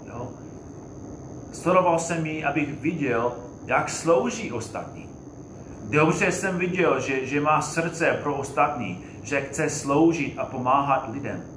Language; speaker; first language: Czech; non-native, fluent; English